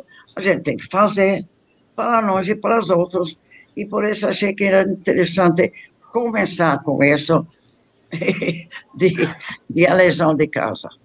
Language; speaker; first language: Portuguese; non-native, fluent; English